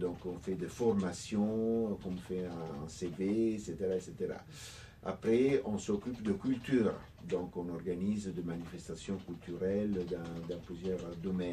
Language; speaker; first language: French; non-native, fluent; Italian